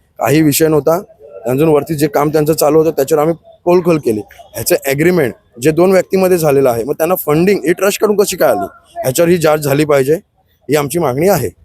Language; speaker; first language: Marathi; native; Marathi